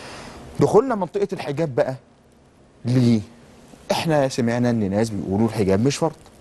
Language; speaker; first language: Arabic; native; Arabic